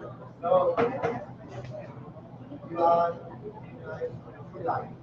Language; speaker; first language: English; non-native, learner; French